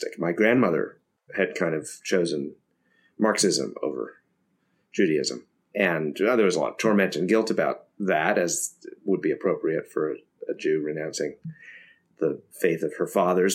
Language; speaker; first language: English; native; English